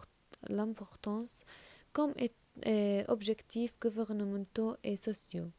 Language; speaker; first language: French; non-native, learner; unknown